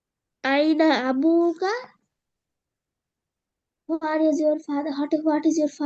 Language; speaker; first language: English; non-native, learner; Bangla